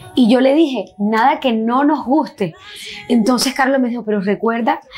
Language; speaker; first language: Spanish; native; Spanish